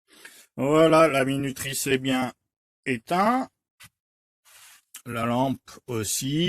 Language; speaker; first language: French; native; French